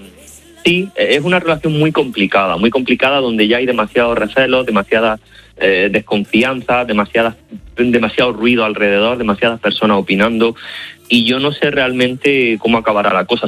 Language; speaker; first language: Spanish; native; Spanish